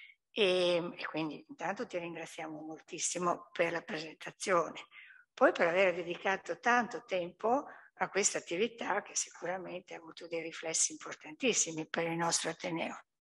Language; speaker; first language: Italian; native; Italian